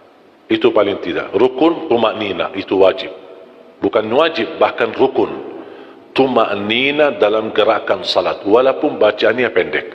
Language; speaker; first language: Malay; non-native, fluent; Arabic